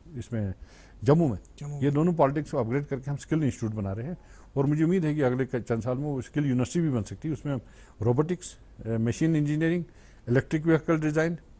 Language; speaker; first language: Urdu; non-native, local second language; Kashmiri